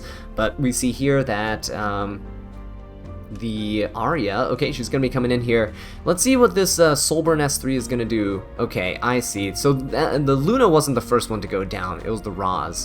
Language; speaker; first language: English; native; English